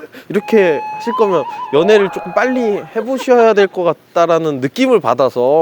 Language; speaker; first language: Korean; native; Korean